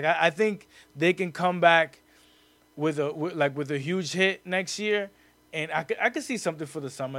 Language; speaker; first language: English; native; English